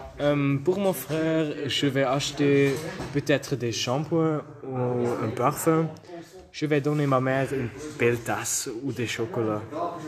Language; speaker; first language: French; non-native, learner; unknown